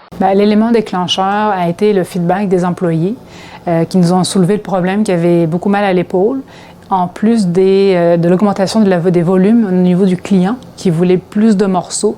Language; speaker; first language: French; native; French